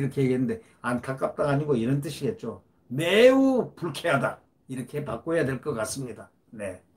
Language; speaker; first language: Korean; native; Korean